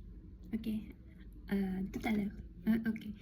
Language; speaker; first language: French; non-native, learner; Chinese